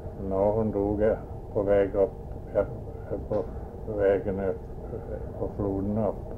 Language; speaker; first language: Swedish; early bilingual, heritage; Swedish